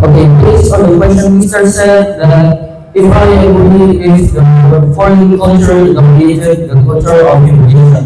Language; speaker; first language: English; non-native, fluent; Indonesian